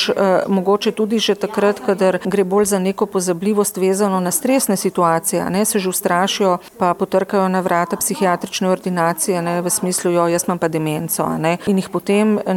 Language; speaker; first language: Slovenian; native; Slovenian